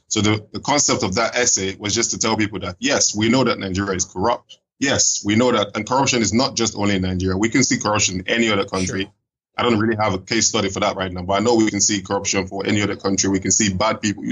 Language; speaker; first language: English; non-native, local second language; Igbo